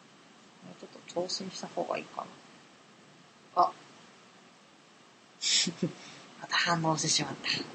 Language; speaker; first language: Japanese; native; Japanese